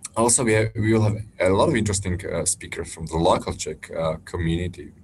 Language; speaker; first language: English; non-native, fluent; Slovak